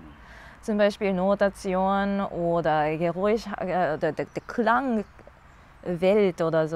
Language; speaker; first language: German; non-native, learner; English